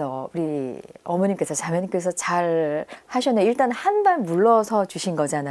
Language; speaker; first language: Korean; native; Korean